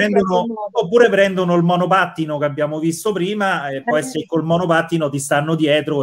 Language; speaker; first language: Italian; native; Italian